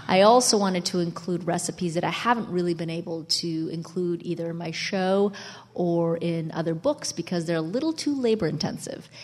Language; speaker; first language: English; early bilingual, other home language; Italian